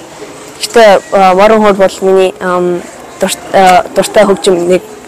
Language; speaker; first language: Mongolian; early bilingual, heritage; Mongolian